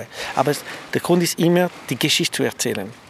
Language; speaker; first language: German; non-native, fluent; French